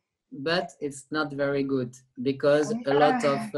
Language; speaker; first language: English; non-native, learner; French